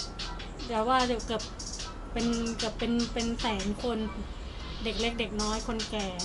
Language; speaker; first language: Thai; non-native, learner; English